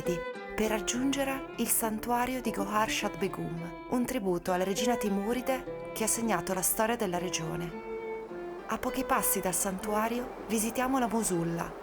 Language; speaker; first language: Italian; native; Italian